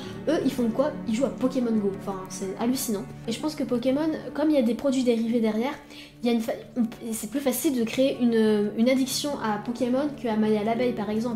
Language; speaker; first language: French; native; French